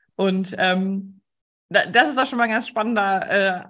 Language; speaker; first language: German; native; German